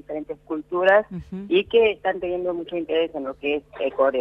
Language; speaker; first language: Spanish; early bilingual, other home language; Korean